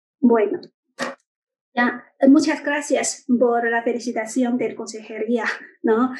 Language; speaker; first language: Spanish; non-native, fluent; Chinese